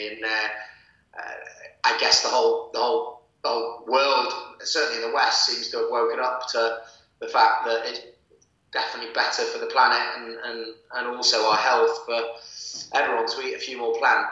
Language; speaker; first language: English; native; English